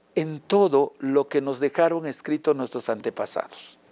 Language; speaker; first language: Spanish; non-native, local second language; Yucateco